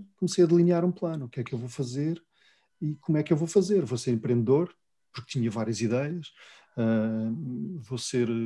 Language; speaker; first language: Portuguese; native; Portuguese